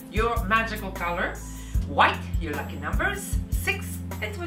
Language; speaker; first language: English; native; English